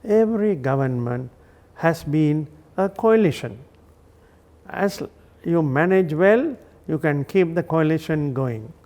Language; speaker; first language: English; non-native, local second language; Sinhala